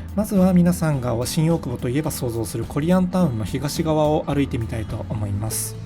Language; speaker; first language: Japanese; native; Japanese